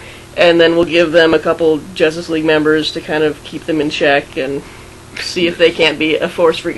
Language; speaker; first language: English; native; English